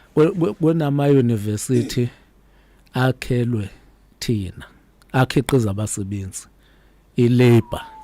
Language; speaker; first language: Zulu; native; Zulu